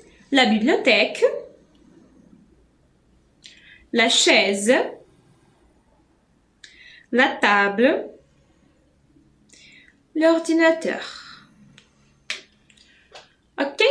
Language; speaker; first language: French; non-native, fluent; Portuguese